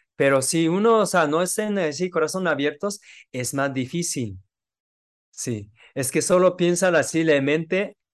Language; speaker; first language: Spanish; non-native, fluent; Japanese